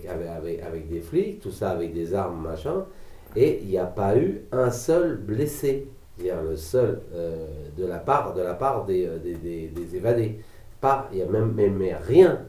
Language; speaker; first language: French; native; French